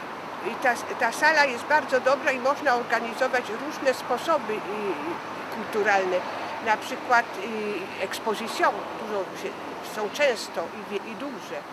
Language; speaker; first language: Polish; early bilingual, heritage; French